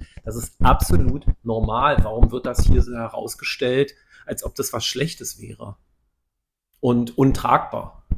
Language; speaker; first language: German; native; German